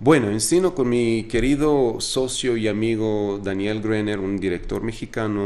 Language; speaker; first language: Spanish; non-native, fluent; Arabic